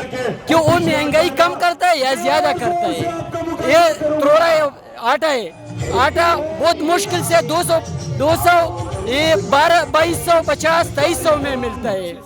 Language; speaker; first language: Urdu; non-native, local second language; Pashto